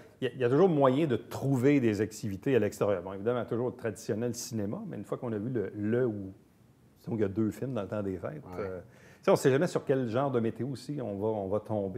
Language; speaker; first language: French; native; French